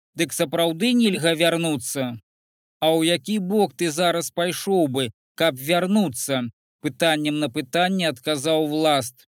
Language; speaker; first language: Belarusian; native; Belarusian